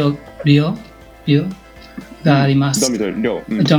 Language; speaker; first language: Japanese; non-native, learner; English